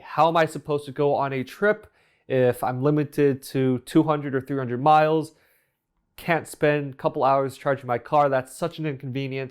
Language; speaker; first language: English; native; English